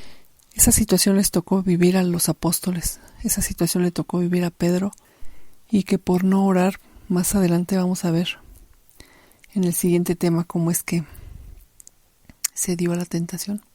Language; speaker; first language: Spanish; native; Spanish